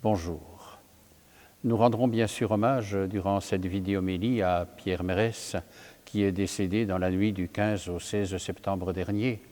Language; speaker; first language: French; native; French